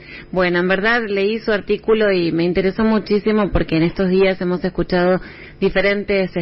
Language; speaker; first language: Spanish; native; Spanish